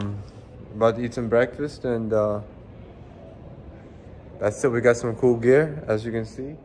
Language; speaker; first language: English; early bilingual, other home language; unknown